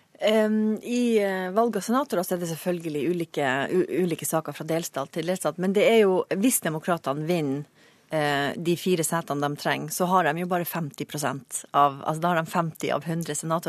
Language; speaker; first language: Norwegian; native; Norwegian